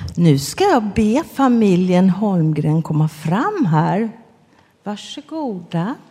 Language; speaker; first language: Swedish; native; Swedish